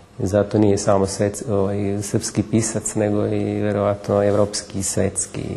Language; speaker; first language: Serbian; non-native, fluent; Italian